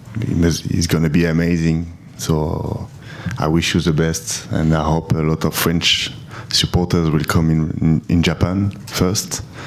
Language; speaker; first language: English; non-native, learner; French